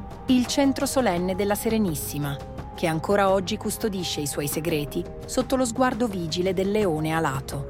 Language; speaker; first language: Italian; native; Italian